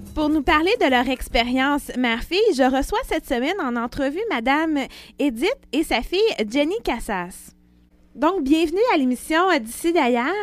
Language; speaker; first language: French; native; French